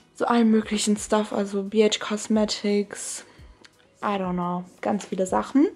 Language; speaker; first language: German; native; German